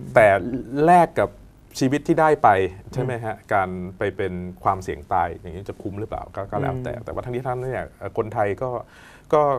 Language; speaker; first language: Thai; native; Thai